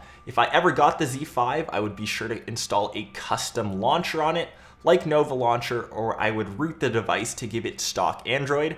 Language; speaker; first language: English; native; English